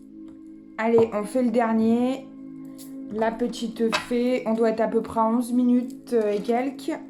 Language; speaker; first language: French; native; French